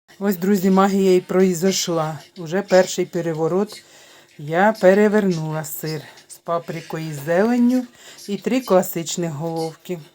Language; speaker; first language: Ukrainian; native; Ukrainian